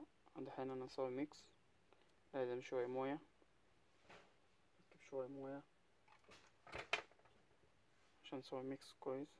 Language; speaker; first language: Arabic; non-native, learner; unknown